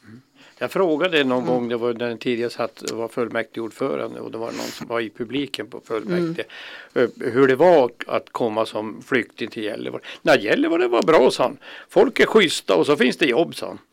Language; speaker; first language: Swedish; native; Swedish